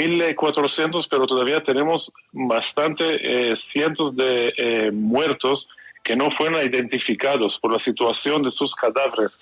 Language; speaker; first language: Spanish; non-native, fluent; Hebrew